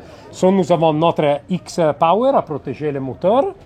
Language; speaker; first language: French; non-native, fluent; Italian